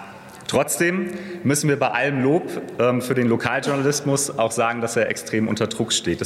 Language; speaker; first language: German; native; German